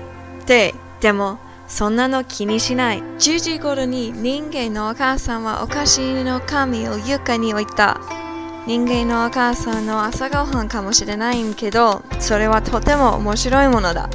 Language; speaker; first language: Japanese; non-native, learner; English